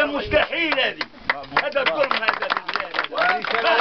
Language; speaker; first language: Arabic; native; Arabic